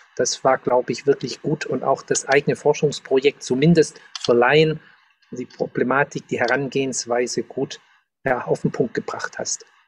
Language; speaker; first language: German; native; German